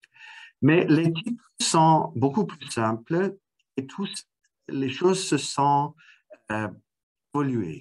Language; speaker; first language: French; non-native, fluent; English